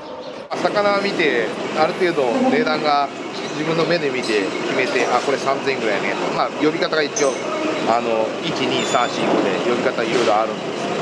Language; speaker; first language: Japanese; native; Japanese